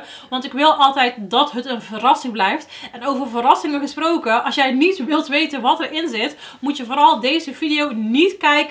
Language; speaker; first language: Dutch; native; Dutch